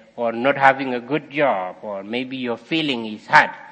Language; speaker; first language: English; non-native, fluent; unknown